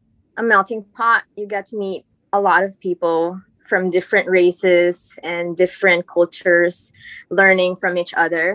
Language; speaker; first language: English; non-native, local second language; Filipino